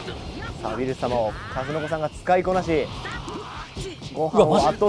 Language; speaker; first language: Japanese; native; Japanese